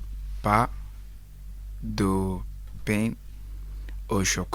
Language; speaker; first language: French; non-native, learner; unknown